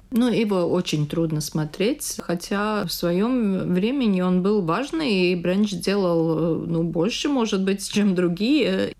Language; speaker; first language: Russian; non-native, local second language; Latvian